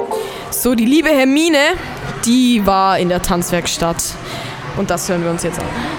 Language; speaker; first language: German; native; German